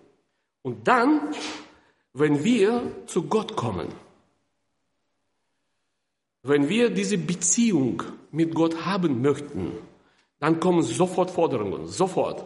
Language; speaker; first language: German; non-native, fluent; Russian